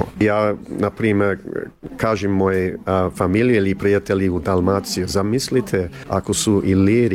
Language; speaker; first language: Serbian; early bilingual, heritage; Serbian